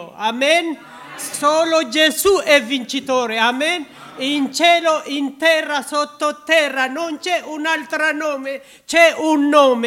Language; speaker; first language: Italian; non-native, learner; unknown